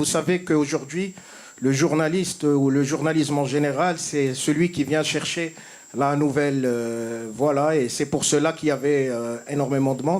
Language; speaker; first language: French; non-native, local second language; Arabic